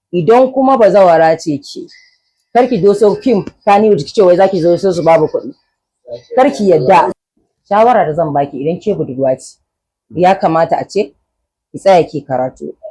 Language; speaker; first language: Hausa; native; Hausa